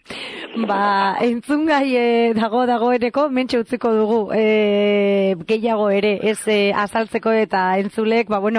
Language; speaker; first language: Basque; native; Basque